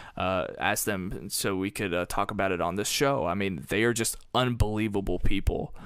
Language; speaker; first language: English; native; English